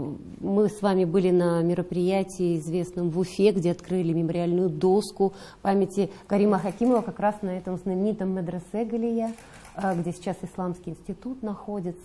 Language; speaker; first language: Russian; native; Russian